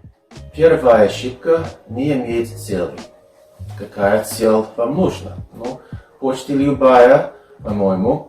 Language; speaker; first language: Russian; non-native, fluent; English